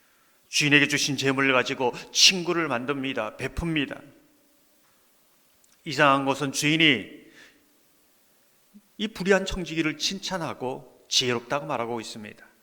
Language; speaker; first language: Korean; native; Korean